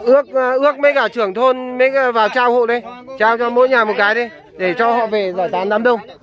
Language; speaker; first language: Vietnamese; native; Vietnamese